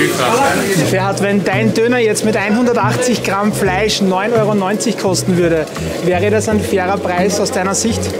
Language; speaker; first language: German; native; German